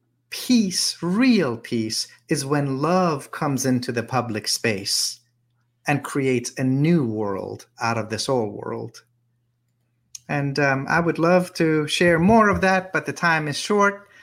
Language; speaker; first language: English; native; English